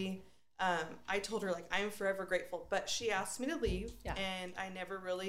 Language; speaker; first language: English; native; English